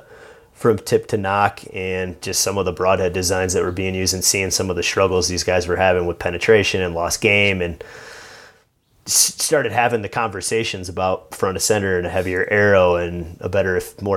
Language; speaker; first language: English; native; English